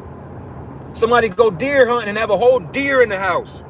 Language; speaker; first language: English; native; English